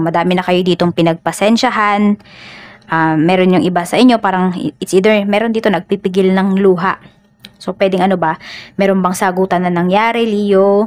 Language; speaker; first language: Filipino; native; Filipino